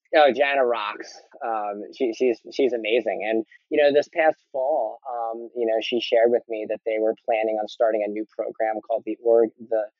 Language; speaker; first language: English; native; English